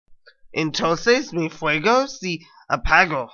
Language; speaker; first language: Spanish; non-native, learner; English